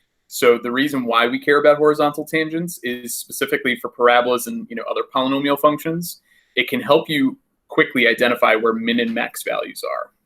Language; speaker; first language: English; native; English